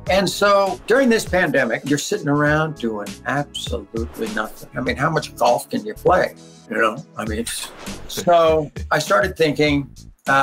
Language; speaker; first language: English; native; English